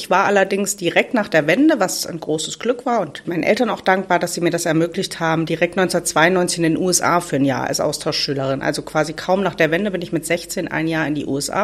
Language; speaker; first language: German; native; German